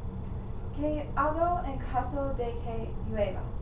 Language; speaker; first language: Spanish; non-native, learner; English